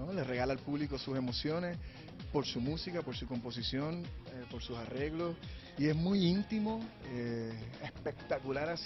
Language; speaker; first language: Spanish; native; Spanish